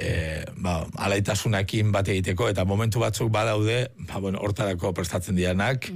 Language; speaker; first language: Basque; native; Basque